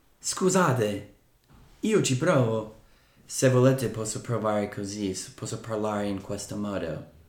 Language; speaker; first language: Italian; non-native, fluent; English